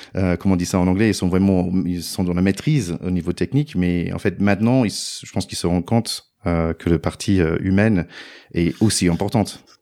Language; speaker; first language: French; non-native, fluent; English